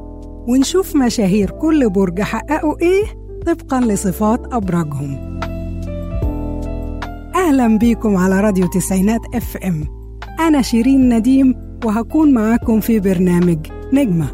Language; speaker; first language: Arabic; native; Arabic